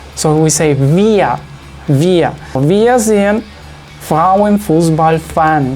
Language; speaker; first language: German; non-native, learner; Spanish